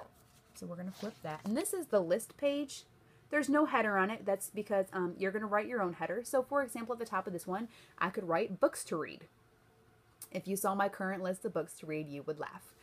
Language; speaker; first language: English; native; English